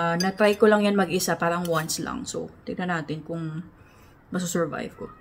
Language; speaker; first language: Filipino; native; Filipino